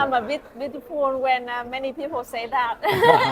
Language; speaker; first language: English; non-native, learner; Vietnamese